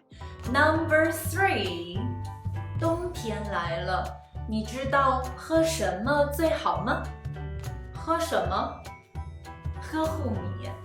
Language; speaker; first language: Chinese; non-native, learner; Arabic